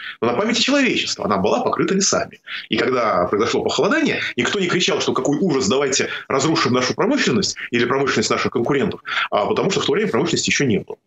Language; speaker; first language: Russian; native; Russian